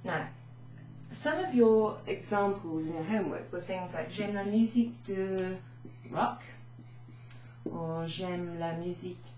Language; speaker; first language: French; non-native, fluent; English